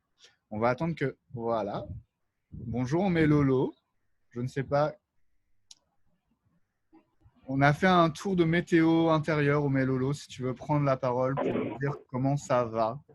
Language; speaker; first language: French; native; French